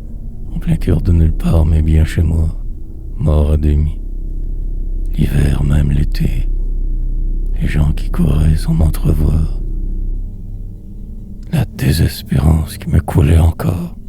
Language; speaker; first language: French; native; French